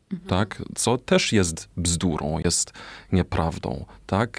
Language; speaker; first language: Polish; non-native, fluent; German